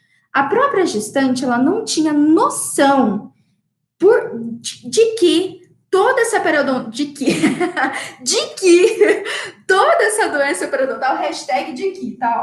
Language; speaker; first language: Portuguese; native; Portuguese